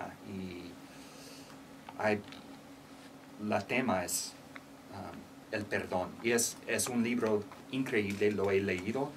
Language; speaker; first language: Spanish; non-native, learner; English